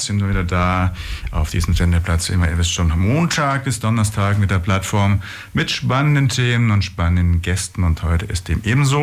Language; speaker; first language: German; native; German